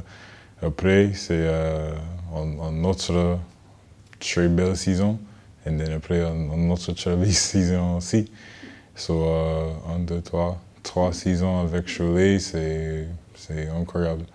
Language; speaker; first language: French; non-native, learner; English